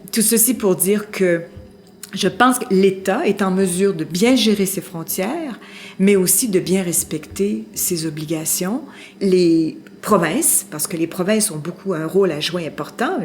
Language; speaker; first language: French; native; French